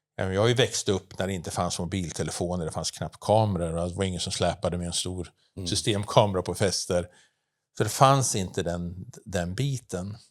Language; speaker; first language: Swedish; native; Swedish